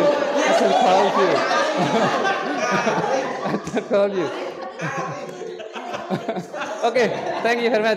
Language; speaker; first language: English; non-native, learner; Indonesian